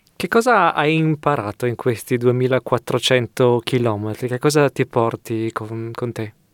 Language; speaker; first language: Italian; native; Italian